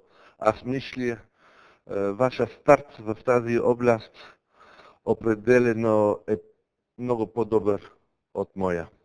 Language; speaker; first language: Bulgarian; non-native, learner; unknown